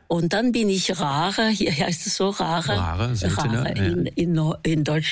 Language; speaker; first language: German; non-native, fluent; Norwegian